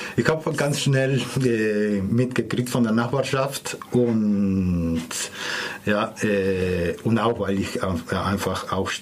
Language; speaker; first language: German; non-native, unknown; Spanish